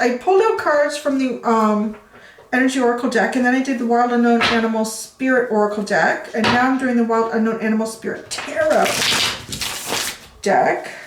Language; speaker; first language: English; native; English